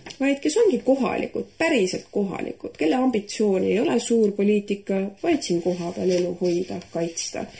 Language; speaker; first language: Estonian; native; Estonian